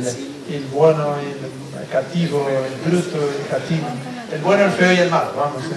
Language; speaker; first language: Italian; non-native, learner; Spanish